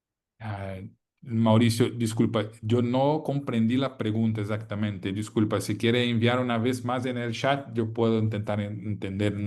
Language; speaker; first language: Spanish; non-native, fluent; Portuguese